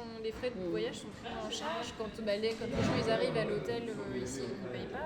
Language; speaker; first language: French; native; French